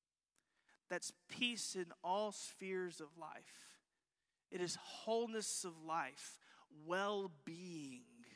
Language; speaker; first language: English; native; English